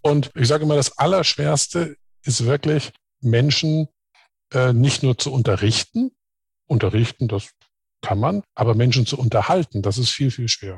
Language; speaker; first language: German; native; German